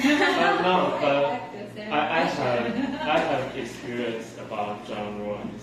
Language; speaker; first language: English; non-native, learner; Chinese